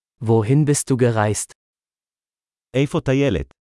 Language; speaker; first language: German; native; German